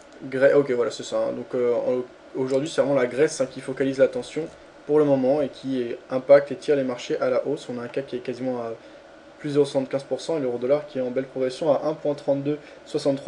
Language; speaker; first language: French; native; French